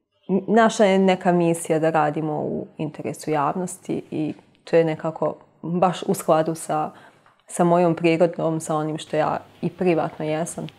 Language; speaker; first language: Bosnian; native; Bosnian